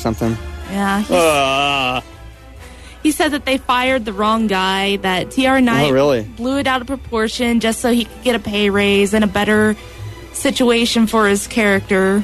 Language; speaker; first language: English; native; English